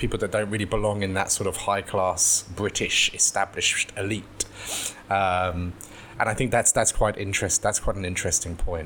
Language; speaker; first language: English; native; English